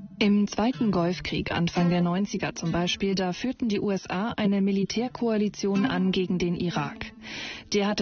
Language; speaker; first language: German; native; German